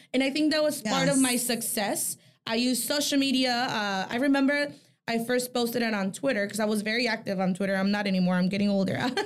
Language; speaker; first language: English; early bilingual, other home language; Spanish